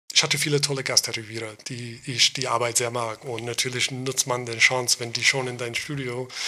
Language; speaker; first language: German; non-native, fluent; English